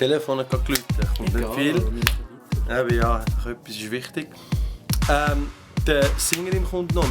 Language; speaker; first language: German; native; German